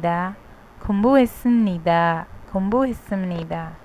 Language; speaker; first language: Korean; non-native, fluent; Hindi